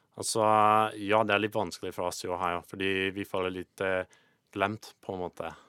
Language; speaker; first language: Norwegian; non-native, fluent; English